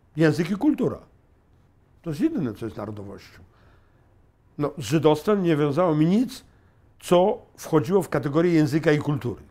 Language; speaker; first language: Polish; native; Polish